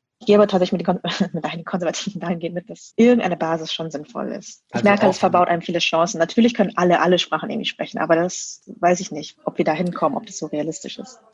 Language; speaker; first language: German; early bilingual, other home language; Vietnamese